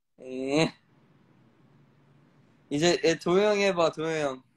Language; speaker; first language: Korean; early bilingual, heritage; Korean